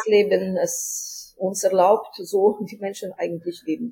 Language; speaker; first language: German; non-native, fluent; Ukrainian